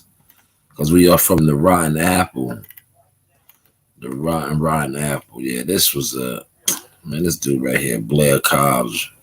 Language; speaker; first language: English; native; English